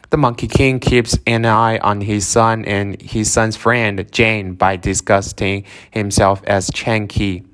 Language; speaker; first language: English; non-native, fluent; Chinese